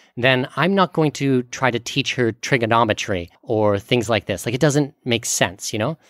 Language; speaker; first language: English; native; English